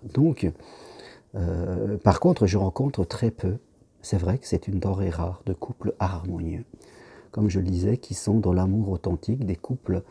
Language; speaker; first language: French; native; French